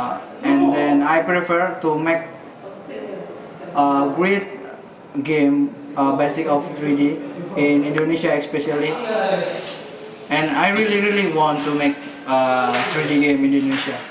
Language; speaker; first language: English; non-native, learner; Indonesian